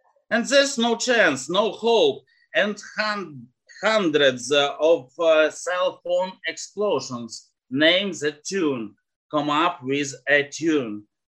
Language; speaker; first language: English; non-native, learner; Ukrainian